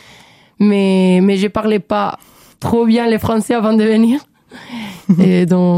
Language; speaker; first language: French; non-native, learner; Spanish